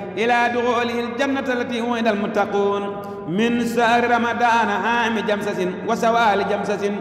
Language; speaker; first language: Arabic; non-native, fluent; Wolof